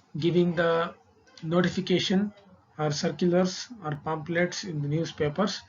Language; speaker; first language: English; non-native, local second language; Kannada